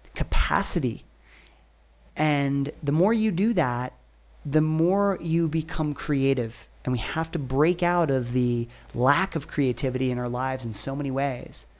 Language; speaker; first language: English; native; English